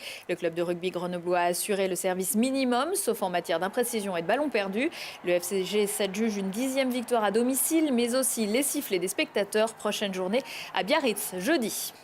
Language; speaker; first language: French; native; French